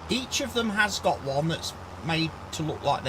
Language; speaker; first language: English; native; English